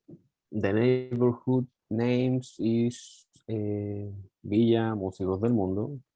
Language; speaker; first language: English; non-native, learner; Spanish